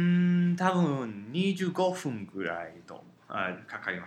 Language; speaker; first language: Japanese; non-native, learner; English